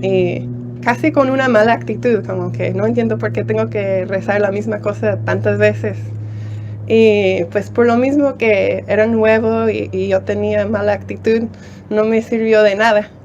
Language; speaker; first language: Spanish; non-native, fluent; English